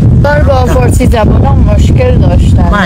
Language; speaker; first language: Persian; native; Persian